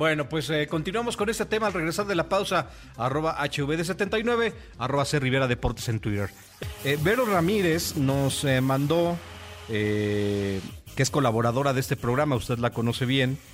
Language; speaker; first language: Spanish; native; Spanish